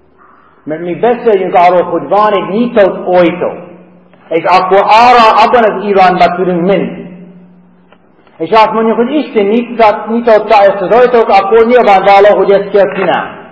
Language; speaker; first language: Hungarian; non-native, learner; English